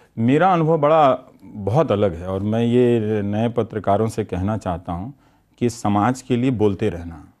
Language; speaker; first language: Hindi; native; Hindi